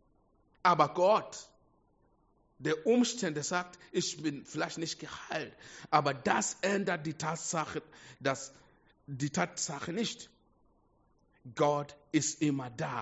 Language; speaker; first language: German; non-native, fluent; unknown